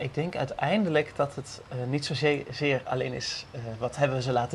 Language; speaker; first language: Dutch; native; Dutch